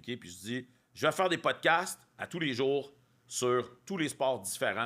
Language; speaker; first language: French; native; French